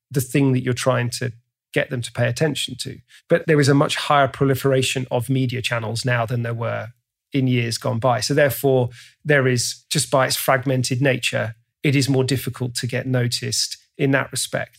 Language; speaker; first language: English; native; English